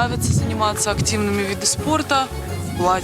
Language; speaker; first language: Russian; native; Russian